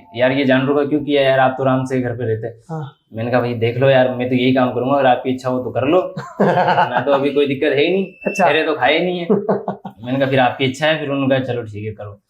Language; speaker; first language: Hindi; native; Hindi